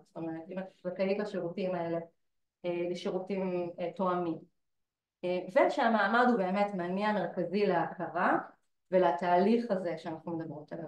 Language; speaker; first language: Hebrew; native; Hebrew